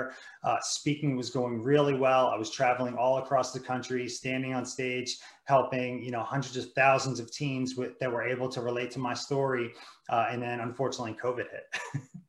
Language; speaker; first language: English; native; English